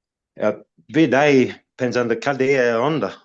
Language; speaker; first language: Portuguese; non-native, fluent; English